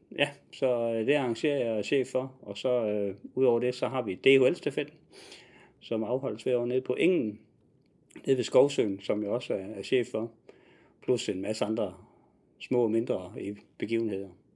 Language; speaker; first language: Danish; native; Danish